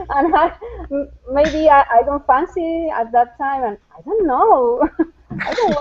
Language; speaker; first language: English; non-native, fluent; Spanish